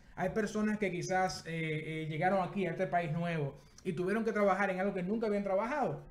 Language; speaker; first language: Spanish; native; Spanish